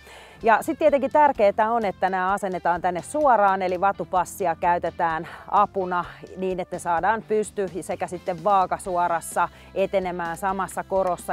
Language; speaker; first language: Finnish; native; Finnish